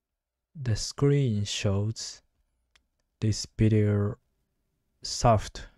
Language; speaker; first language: English; non-native, learner; Japanese